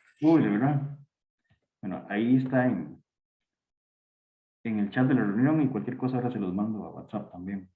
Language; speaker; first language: Spanish; native; Spanish